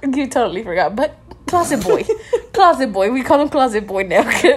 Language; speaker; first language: English; early bilingual, other home language; Spanish